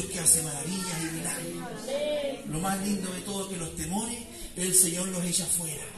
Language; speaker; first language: Spanish; native; Spanish